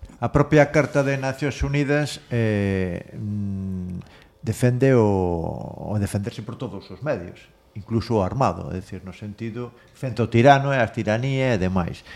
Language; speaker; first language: Galician; non-native, local second language; Spanish